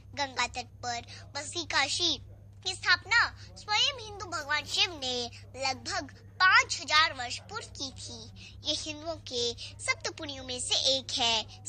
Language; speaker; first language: Hindi; native; Hindi